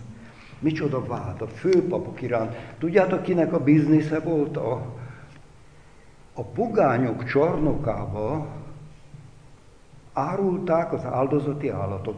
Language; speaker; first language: Hungarian; native; Hungarian